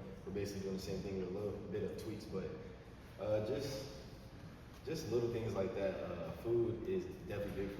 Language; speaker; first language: English; native; English